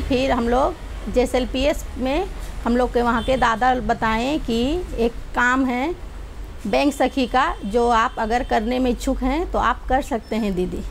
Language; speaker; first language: Hindi; native; Hindi